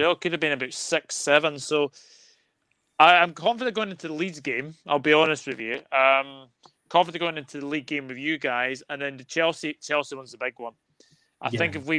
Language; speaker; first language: English; native; English